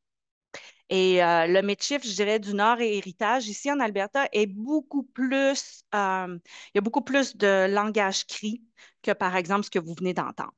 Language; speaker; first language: French; native; French